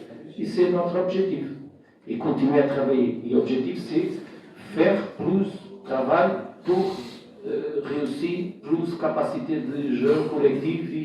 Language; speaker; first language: French; non-native, fluent; Portuguese